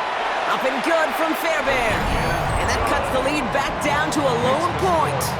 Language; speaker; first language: English; native; English